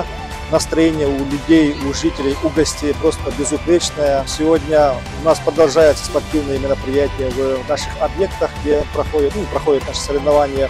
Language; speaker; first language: Russian; native; Russian